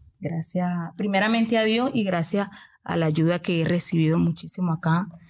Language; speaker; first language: Spanish; native; Spanish